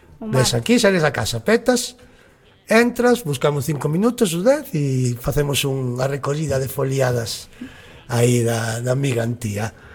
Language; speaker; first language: Galician; native; Galician